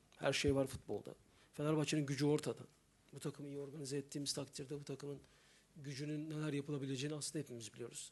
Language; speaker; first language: Turkish; native; Turkish